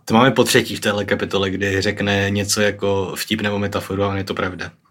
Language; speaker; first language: Czech; native; Czech